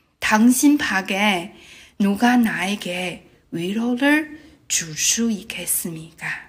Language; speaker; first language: Korean; non-native, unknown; Chinese